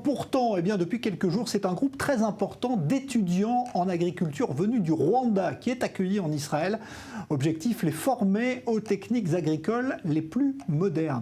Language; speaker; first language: French; native; French